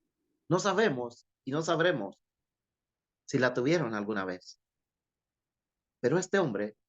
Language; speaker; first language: Spanish; native; Spanish